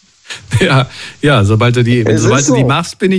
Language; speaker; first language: German; native; German